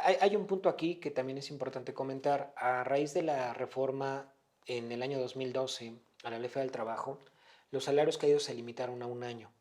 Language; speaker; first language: Spanish; native; Spanish